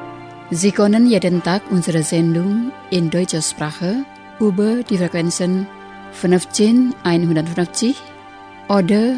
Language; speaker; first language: German; non-native, fluent; Indonesian